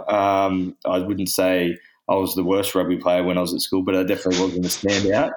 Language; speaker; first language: English; native; English